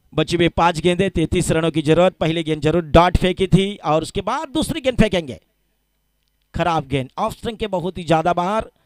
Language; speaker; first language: Hindi; non-native, local second language; Marathi